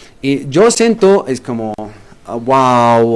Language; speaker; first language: Spanish; non-native, learner; Arabic